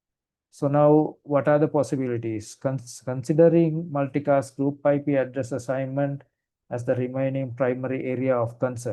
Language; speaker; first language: English; non-native, fluent; Sinhala